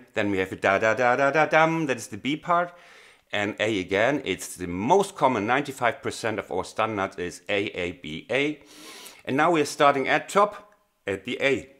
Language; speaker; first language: English; non-native, fluent; German